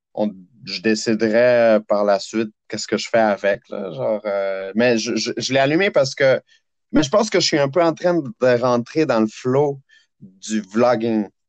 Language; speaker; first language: French; early bilingual, other home language; Spanish